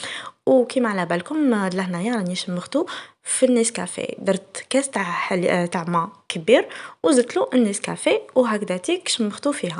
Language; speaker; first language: Arabic; native; Arabic